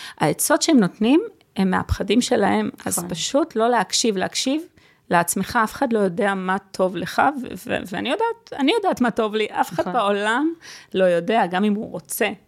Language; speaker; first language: Hebrew; early bilingual, other home language; Russian